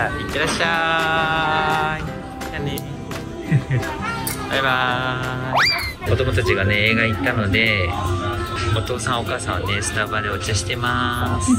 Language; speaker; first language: Japanese; native; Japanese